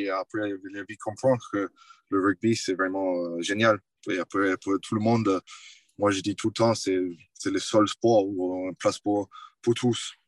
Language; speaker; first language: French; non-native, fluent; English